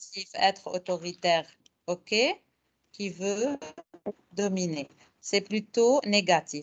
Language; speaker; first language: French; non-native, fluent; Arabic